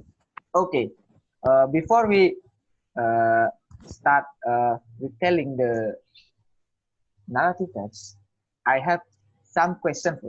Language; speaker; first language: English; non-native, learner; Indonesian